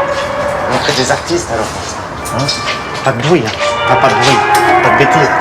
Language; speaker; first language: French; native; French